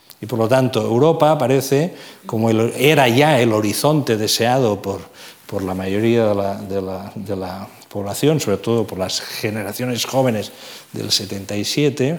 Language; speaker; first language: Spanish; non-native, local second language; Catalan